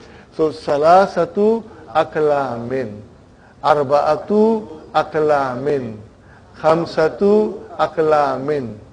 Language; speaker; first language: Arabic; non-native, fluent; Urdu